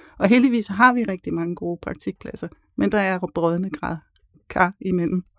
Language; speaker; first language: Danish; native; Danish